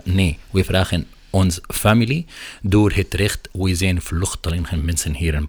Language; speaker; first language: Dutch; non-native, learner; Arabic